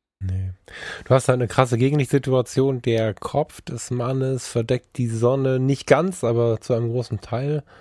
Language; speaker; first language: German; early bilingual, other home language; Turkish